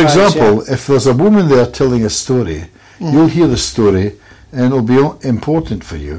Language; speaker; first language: English; native; English